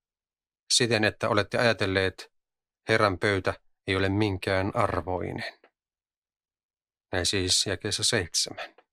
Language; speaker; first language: Finnish; native; Finnish